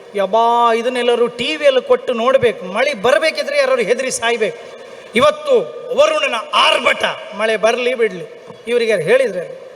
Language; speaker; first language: Kannada; native; Kannada